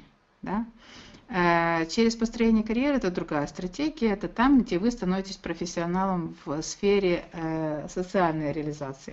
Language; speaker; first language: Russian; native; Russian